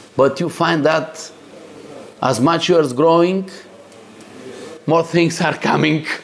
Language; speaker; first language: English; non-native, learner; Bulgarian